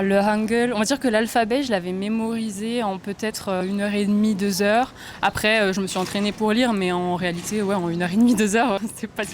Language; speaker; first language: French; native; French